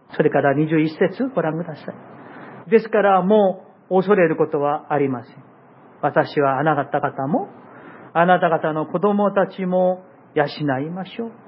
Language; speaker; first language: Japanese; non-native, fluent; Korean